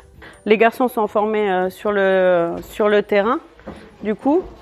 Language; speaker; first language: French; native; French